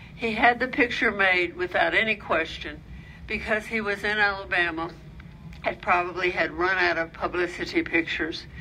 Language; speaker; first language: English; native; English